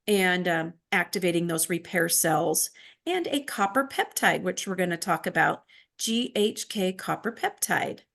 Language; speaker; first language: English; native; English